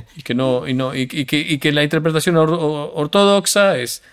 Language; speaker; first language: Spanish; native; Spanish